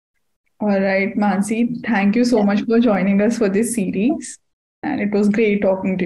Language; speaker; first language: English; non-native, local second language; Hindi